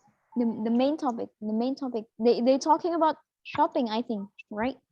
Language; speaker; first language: English; non-native, fluent; Indonesian